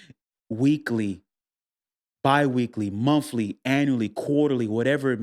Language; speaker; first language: English; native; English